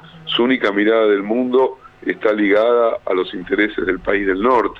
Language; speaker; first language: Spanish; native; Spanish